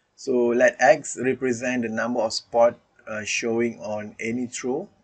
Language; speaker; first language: English; non-native, local second language; Malay